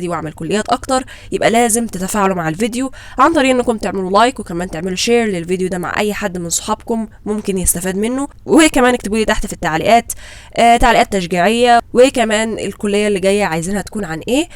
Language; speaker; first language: Arabic; native; Arabic